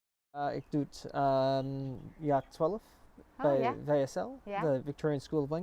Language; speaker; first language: Dutch; early bilingual, heritage; English